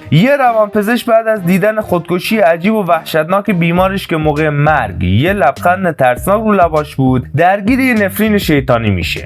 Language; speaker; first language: Persian; native; Persian